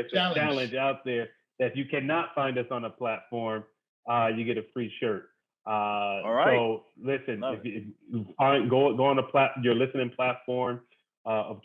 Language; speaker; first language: English; native; English